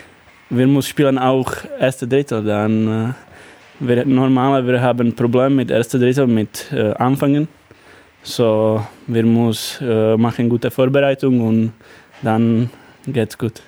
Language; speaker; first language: German; non-native, learner; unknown